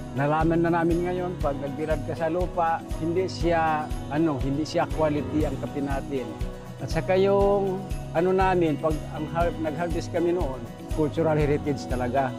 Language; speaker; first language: Filipino; non-native, local second language; Tausug